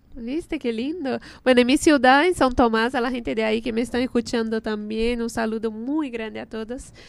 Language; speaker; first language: Spanish; non-native, fluent; Portuguese